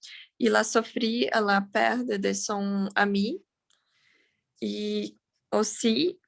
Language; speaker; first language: French; non-native, learner; Portuguese